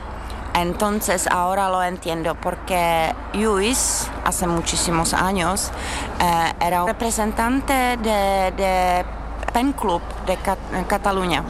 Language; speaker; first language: Spanish; non-native, learner; Czech